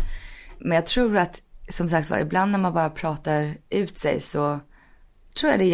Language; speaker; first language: Swedish; early bilingual, heritage; Swedish